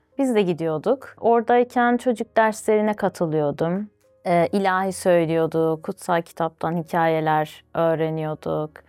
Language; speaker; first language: Turkish; early bilingual, other home language; Azerbaijani